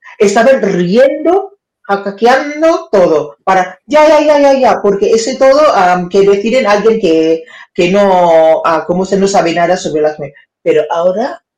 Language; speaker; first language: Spanish; non-native, fluent; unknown